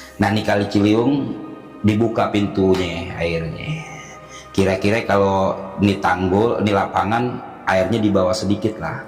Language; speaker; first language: Indonesian; native; Indonesian